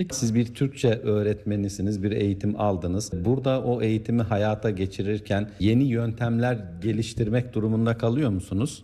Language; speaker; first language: Turkish; native; Turkish